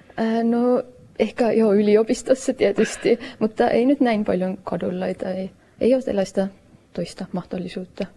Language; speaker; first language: Finnish; non-native, learner; Estonian